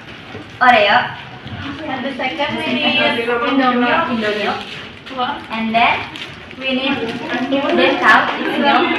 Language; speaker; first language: English; non-native, learner; Indonesian